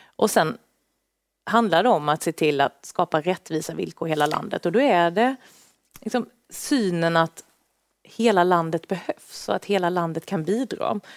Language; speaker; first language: Swedish; native; Swedish